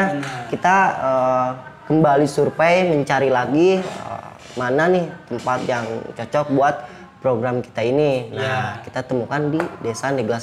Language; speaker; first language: Indonesian; native; Indonesian